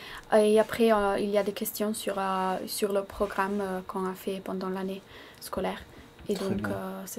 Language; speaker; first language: French; non-native, fluent; Italian